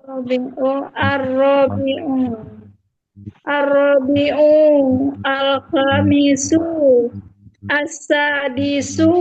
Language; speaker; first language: Arabic; non-native, learner; Indonesian